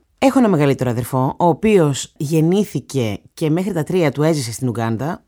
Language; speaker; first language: Greek; native; Greek